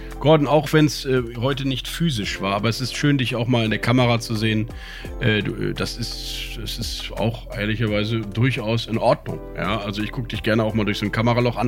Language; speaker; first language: German; native; German